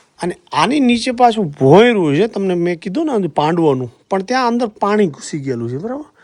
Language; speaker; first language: Gujarati; native; Gujarati